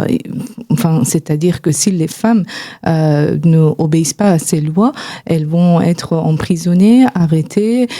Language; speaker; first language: French; non-native, fluent; Persian